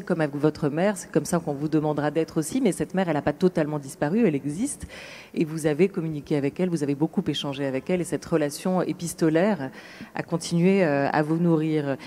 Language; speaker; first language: French; native; French